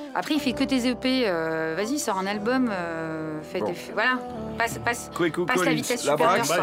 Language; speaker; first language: French; non-native, local second language; Arabic